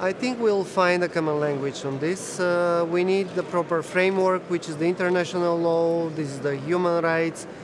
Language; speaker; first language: English; non-native, fluent; Bulgarian